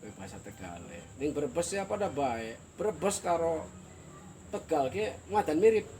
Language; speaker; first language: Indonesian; non-native, local second language; Sundanese